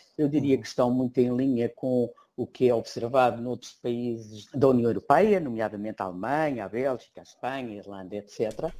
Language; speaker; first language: Portuguese; native; Portuguese